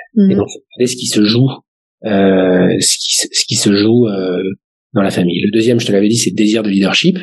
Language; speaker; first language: French; native; French